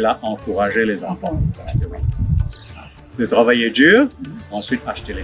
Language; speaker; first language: French; non-native, local second language; Morisyen